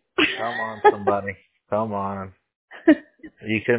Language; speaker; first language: English; early bilingual, other home language; Spanish